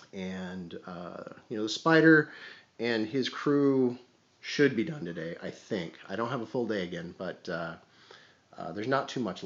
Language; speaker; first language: English; native; English